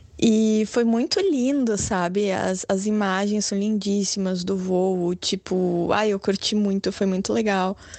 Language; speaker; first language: Portuguese; native; Portuguese